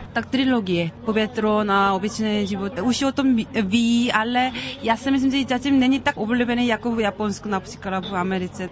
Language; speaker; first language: Czech; non-native, fluent; Korean